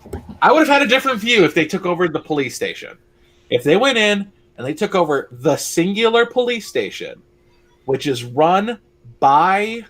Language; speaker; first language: English; native; English